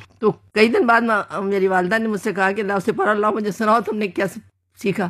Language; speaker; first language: Urdu; native; Urdu